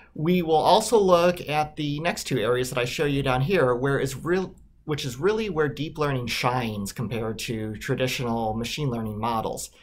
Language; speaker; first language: English; native; English